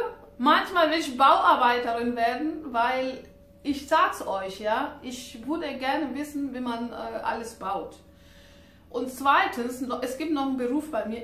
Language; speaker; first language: German; non-native, fluent; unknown